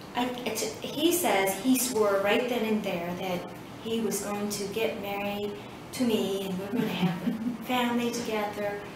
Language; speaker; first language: English; early bilingual, other home language; Vietnamese